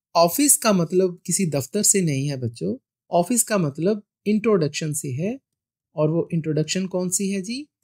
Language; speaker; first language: Hindi; non-native, local second language; Punjabi